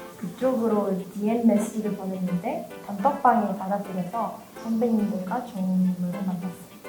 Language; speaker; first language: Korean; non-native, fluent; Russian